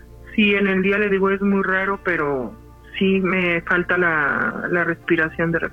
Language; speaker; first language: Spanish; native; Spanish